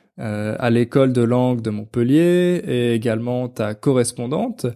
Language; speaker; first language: French; native; French